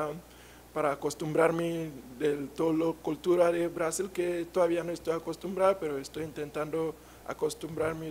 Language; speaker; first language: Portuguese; non-native, learner; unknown